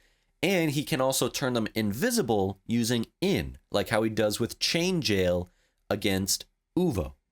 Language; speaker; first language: English; native; English